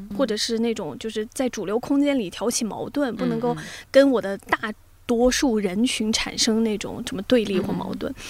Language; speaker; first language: Chinese; native; Chinese